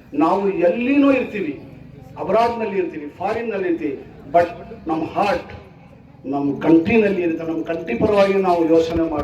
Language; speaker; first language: Kannada; non-native, fluent; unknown